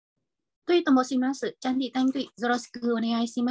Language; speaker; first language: Japanese; non-native, fluent; Vietnamese